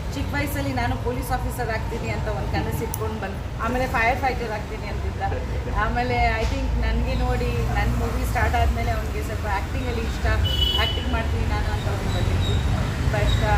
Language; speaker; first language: Kannada; native; Kannada